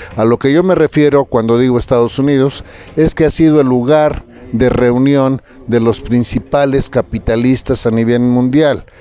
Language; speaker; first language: Spanish; native; Spanish